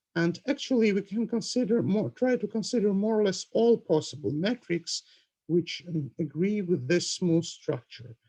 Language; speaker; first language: English; non-native, fluent; Russian